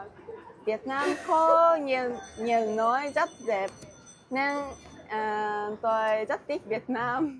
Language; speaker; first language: Vietnamese; non-native, learner; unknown